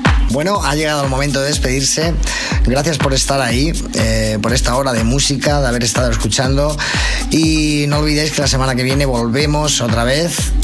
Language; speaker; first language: Spanish; native; Spanish